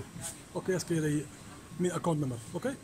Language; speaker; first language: Swedish; non-native, learner; Kurdish